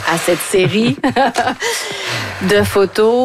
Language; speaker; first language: French; native; French